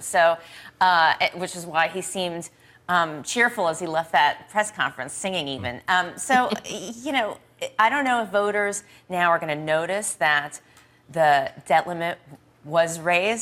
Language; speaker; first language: English; native; English